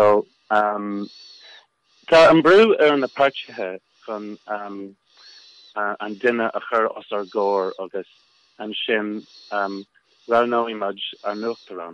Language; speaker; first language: Irish; non-native, local second language; English